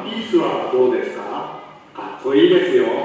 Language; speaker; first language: Japanese; non-native, learner; Indonesian